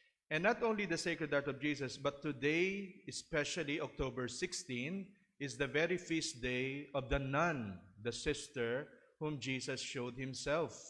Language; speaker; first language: English; non-native, local second language; Filipino